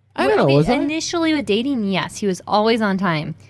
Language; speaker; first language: English; native; English